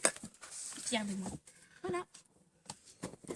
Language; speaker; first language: French; native; French